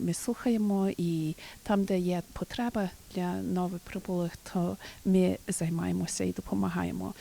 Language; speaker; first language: Ukrainian; early bilingual, heritage; Ukrainian